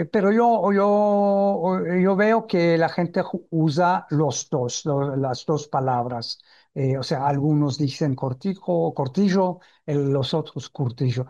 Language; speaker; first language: Spanish; early bilingual, heritage; Ladino